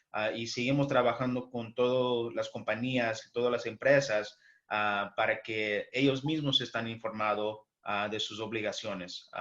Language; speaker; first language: Spanish; early bilingual, heritage; English